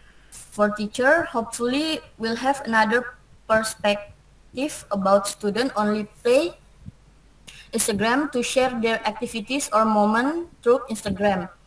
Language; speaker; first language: English; non-native, learner; Indonesian